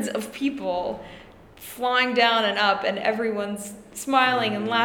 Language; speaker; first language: English; native; English